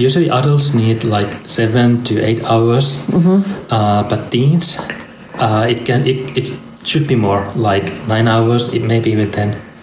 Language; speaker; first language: English; non-native, fluent; Finnish